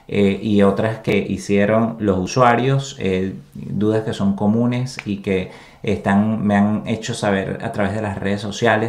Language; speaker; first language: Spanish; native; Spanish